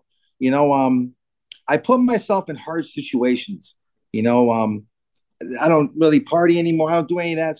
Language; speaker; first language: English; native; English